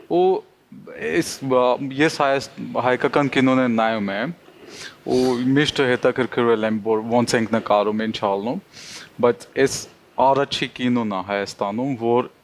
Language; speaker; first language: Armenian; non-native, fluent; Hindi